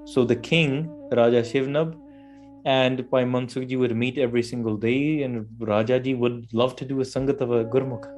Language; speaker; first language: English; early bilingual, other home language; Punjabi